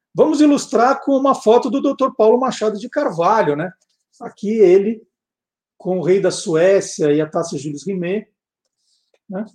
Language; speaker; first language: Portuguese; native; Portuguese